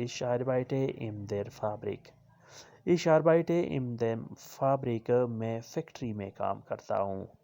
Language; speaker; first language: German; non-native, fluent; Urdu